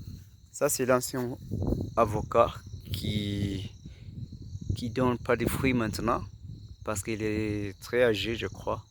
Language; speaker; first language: French; non-native, fluent; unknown